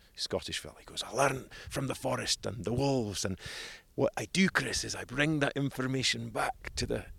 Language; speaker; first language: English; native; English